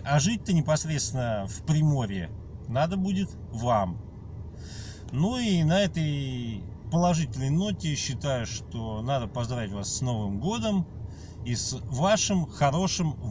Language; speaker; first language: Russian; native; Russian